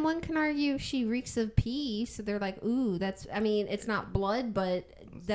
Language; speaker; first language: English; native; English